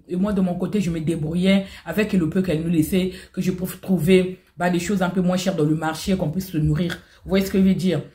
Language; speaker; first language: French; non-native, local second language; Lingala